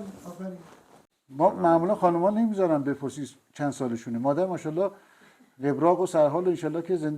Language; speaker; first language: Persian; native; Persian